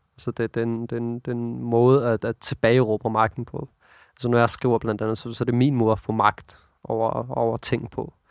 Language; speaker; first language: Danish; early bilingual, other home language; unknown